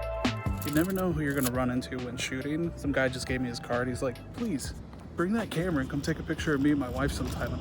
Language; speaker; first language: English; native; English